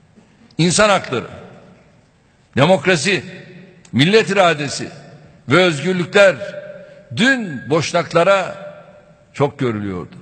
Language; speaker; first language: Turkish; native; Turkish